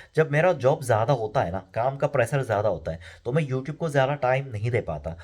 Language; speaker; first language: Hindi; non-native, fluent; Korean